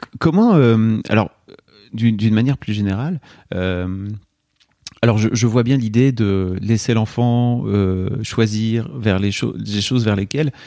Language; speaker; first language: French; native; French